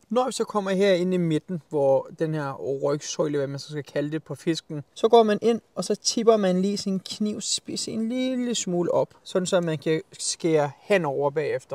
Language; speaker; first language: Danish; native; Danish